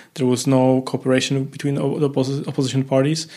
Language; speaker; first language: English; non-native, fluent; Polish